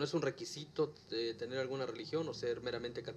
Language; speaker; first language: Spanish; native; Spanish